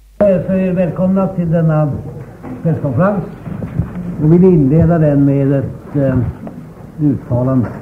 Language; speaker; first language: Swedish; native; Swedish